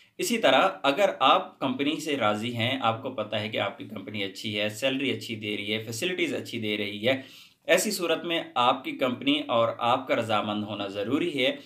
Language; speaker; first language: Hindi; native; Hindi